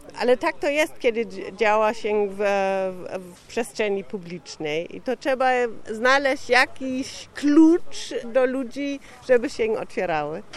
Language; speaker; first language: Polish; non-native, fluent; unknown